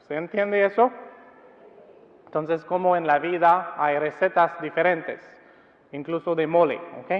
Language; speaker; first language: Spanish; non-native, fluent; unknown